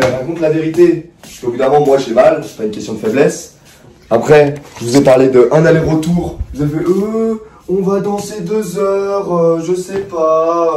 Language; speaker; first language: French; native; French